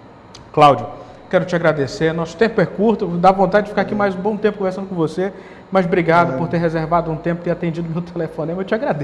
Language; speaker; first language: Portuguese; native; Portuguese